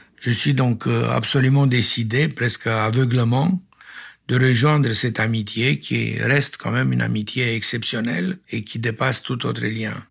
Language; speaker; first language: French; non-native, fluent; Romanian